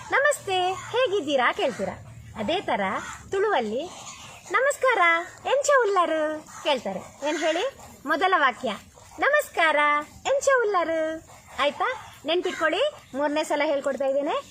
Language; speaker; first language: Kannada; non-native, local second language; Tulu